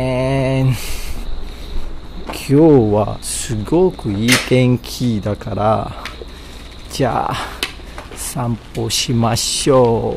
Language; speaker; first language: Japanese; non-native, learner; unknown